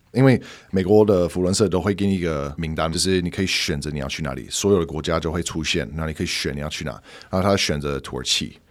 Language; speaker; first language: Chinese; non-native, fluent; English